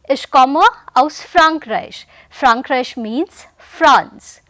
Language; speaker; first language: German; non-native, fluent; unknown